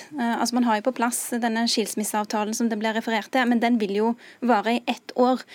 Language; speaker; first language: Norwegian; early bilingual, other home language; Urdu